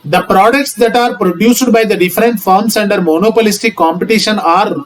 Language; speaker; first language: English; non-native, local second language; Telugu